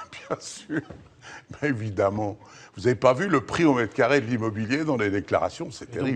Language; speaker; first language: French; native; French